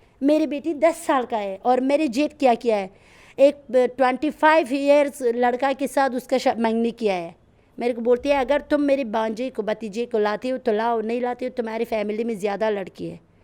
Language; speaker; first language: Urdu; non-native, learner; Persian